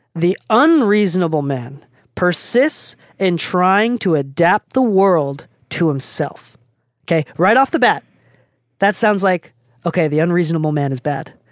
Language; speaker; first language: English; non-native, fluent; Japanese